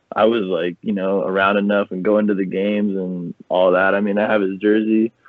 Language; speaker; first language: English; native; English